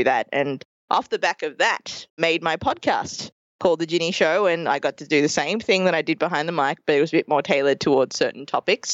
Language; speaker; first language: English; native; English